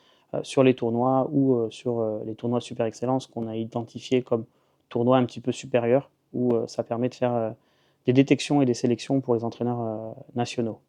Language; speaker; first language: French; native; French